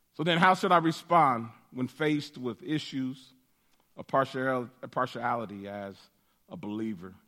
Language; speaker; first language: English; native; English